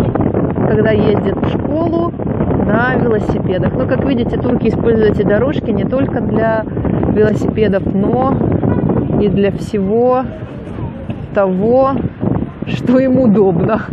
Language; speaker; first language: Russian; native; Russian